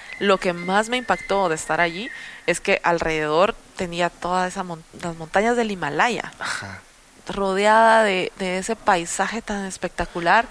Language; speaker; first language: Spanish; native; Spanish